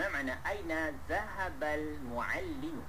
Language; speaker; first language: Arabic; non-native, fluent; Malay